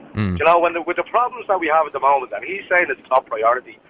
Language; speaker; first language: English; native; English